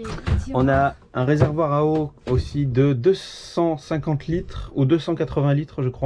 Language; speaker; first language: French; native; French